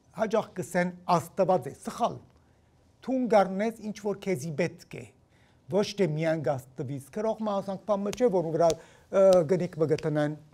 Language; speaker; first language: Armenian; early bilingual, heritage; Armenian